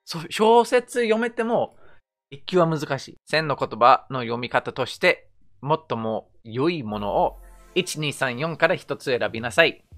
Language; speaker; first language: Japanese; non-native, fluent; English